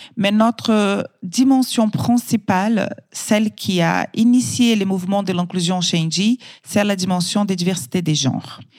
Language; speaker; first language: French; non-native, fluent; Portuguese